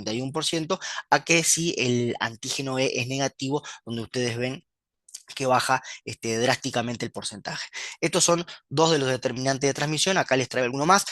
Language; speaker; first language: Spanish; native; Spanish